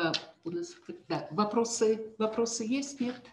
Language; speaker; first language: Russian; native; Russian